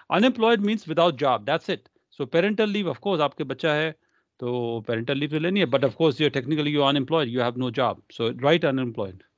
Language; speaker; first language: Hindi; non-native, local second language; Punjabi